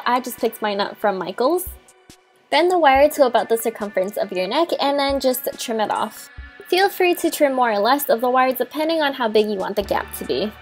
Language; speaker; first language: English; native; English